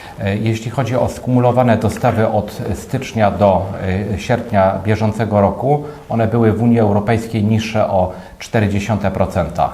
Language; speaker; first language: Polish; native; Polish